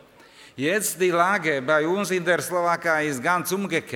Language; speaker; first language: German; non-native, learner; Slovak